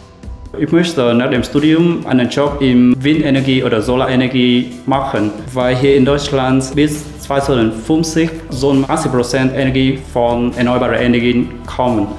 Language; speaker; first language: German; non-native, fluent; Vietnamese